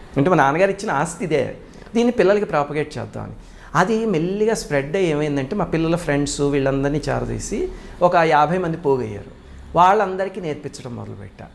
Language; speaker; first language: Telugu; native; Telugu